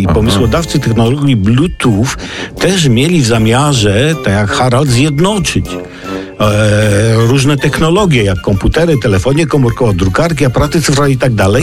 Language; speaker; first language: Polish; native; Polish